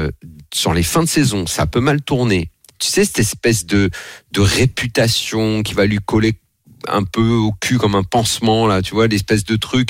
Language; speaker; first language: French; native; French